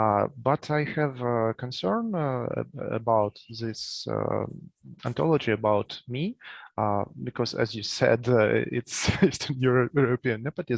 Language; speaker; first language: English; non-native, learner; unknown